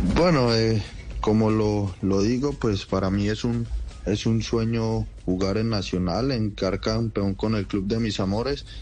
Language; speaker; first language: Spanish; native; Spanish